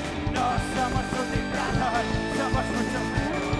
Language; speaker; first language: Spanish; native; Spanish